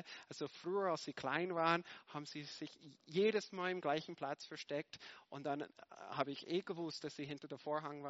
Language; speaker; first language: German; non-native, fluent; English